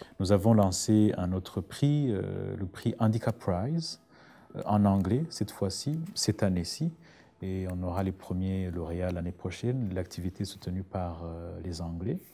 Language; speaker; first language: French; non-native, local second language; Rundi